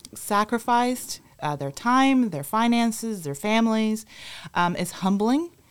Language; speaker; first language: English; non-native, fluent; Spanish